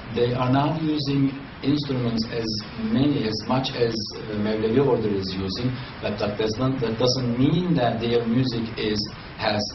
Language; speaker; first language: English; non-native, fluent; Turkish